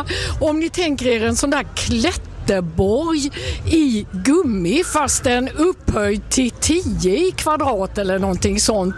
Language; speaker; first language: Swedish; native; Swedish